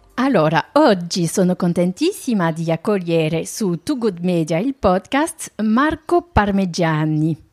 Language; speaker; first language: Italian; non-native, fluent; French